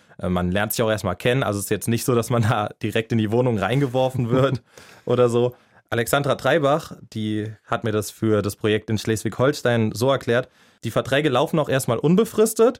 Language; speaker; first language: German; native; German